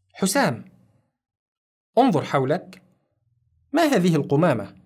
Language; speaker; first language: Arabic; non-native, fluent; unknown